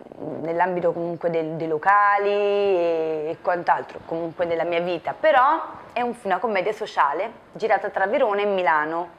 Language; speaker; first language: Italian; native; Italian